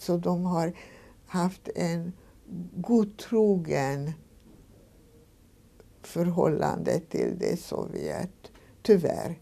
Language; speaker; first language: Swedish; non-native, fluent; Hungarian